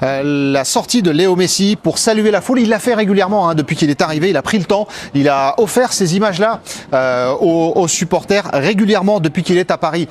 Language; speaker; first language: French; native; French